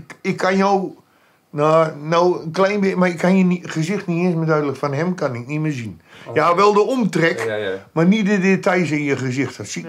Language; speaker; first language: Dutch; native; Dutch